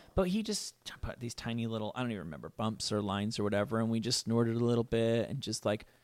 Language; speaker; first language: English; native; English